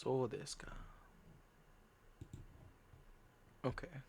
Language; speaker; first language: Japanese; non-native, learner; English